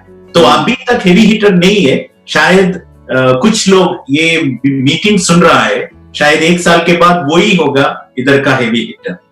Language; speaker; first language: Hindi; non-native, local second language; Malayalam